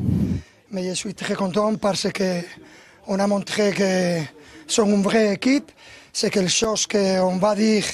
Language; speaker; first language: French; non-native, learner; Spanish